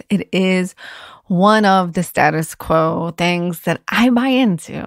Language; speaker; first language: English; native; English